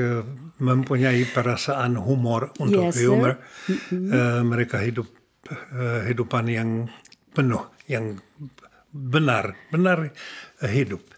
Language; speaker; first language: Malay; non-native, learner; Czech